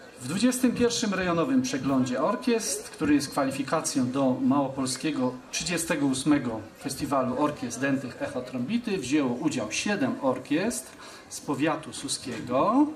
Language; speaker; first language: Polish; native; Polish